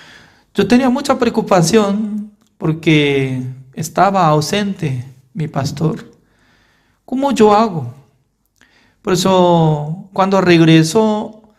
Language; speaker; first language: Spanish; non-native, fluent; Korean